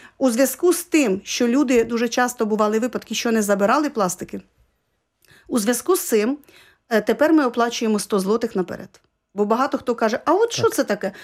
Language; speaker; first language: Ukrainian; native; Ukrainian